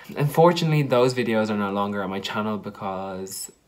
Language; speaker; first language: English; native; English